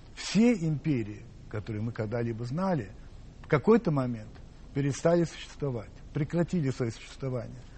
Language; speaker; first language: Russian; non-native, fluent; English